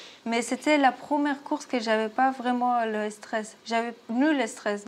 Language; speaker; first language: French; non-native, learner; Persian